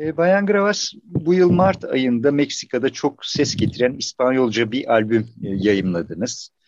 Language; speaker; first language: Turkish; native; Turkish